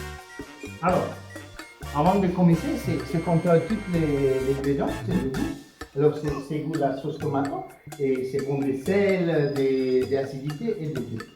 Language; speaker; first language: French; non-native, fluent; Italian